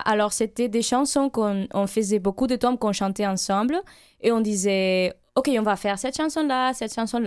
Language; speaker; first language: French; non-native, fluent; Catalan